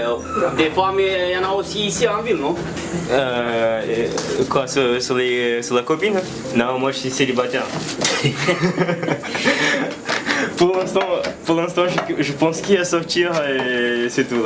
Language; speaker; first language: French; non-native, fluent; Portuguese